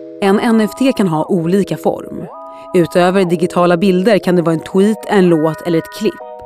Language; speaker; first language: Swedish; native; Swedish